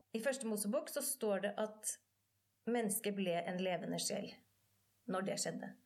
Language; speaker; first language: Norwegian; native; Norwegian